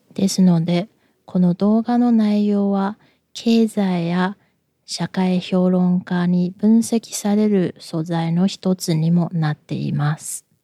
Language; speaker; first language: Japanese; non-native, fluent; Chinese